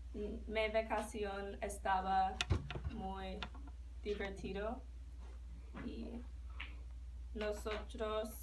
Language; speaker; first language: Spanish; non-native, learner; English